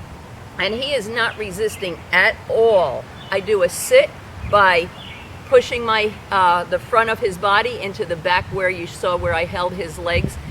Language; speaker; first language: English; native; English